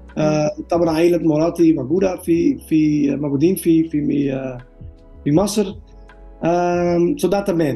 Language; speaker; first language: Arabic; non-native, learner; Dutch